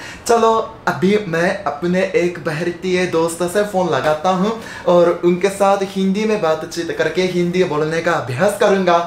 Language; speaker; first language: Hindi; non-native, fluent; Japanese